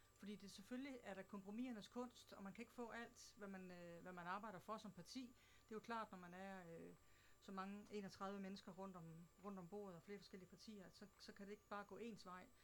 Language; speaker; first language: Danish; native; Danish